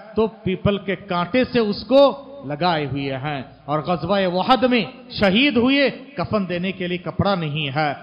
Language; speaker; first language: Hindi; native; Hindi